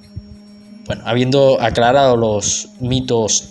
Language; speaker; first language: Spanish; native; Spanish